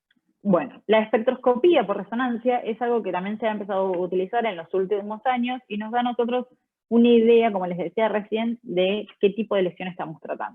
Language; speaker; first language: Spanish; native; Spanish